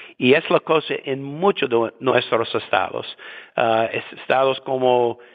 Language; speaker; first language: Spanish; non-native, fluent; English